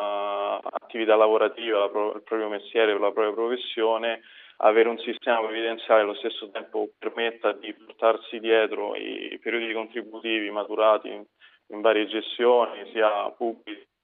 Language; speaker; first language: Italian; native; Italian